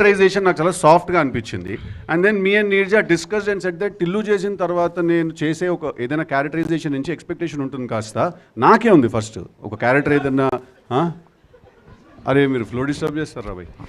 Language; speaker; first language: Telugu; native; Telugu